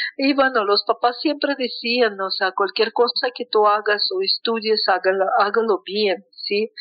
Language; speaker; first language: Spanish; non-native, fluent; Russian